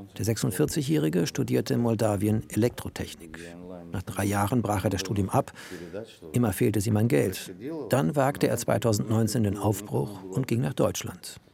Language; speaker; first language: German; native; German